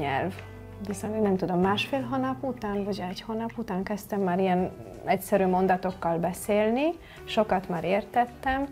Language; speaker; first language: Hungarian; non-native, fluent; Polish